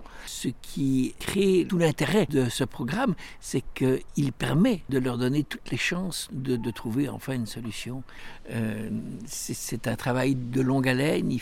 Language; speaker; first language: French; native; French